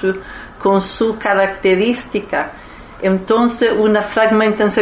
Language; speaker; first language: Spanish; non-native, fluent; Italian